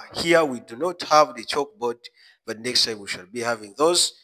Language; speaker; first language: English; non-native, local second language; Swahili